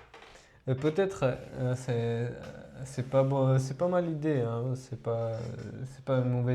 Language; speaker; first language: French; non-native, fluent; Georgian